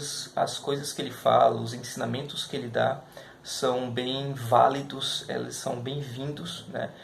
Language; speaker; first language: Portuguese; native; Portuguese